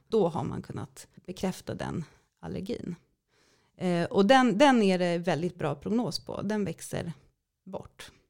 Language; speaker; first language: Swedish; native; Swedish